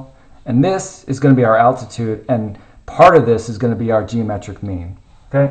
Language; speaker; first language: English; native; English